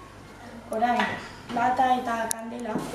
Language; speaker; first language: Basque; non-native, local second language; Spanish